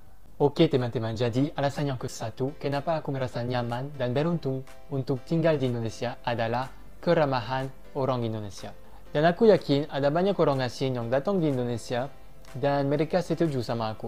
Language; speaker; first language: Indonesian; non-native, fluent; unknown